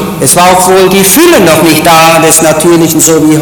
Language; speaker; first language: German; native; German